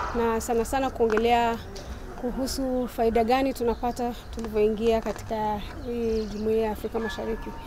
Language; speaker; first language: Swahili; non-native, local second language; Rundi